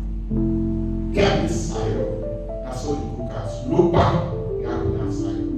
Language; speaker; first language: Indonesian; non-native, fluent; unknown